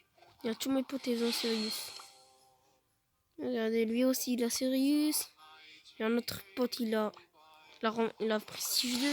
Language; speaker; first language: French; native; French